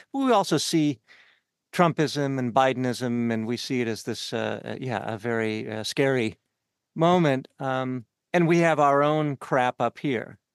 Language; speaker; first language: English; native; English